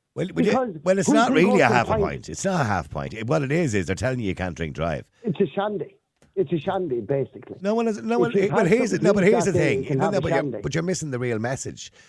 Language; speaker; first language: English; native; English